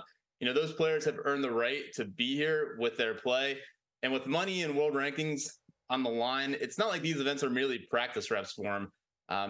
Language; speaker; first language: English; native; English